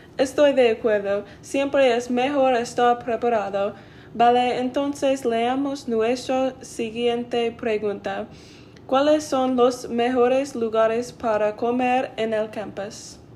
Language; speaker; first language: Spanish; non-native, learner; English